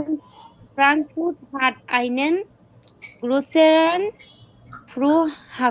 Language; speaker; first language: German; non-native, learner; Bangla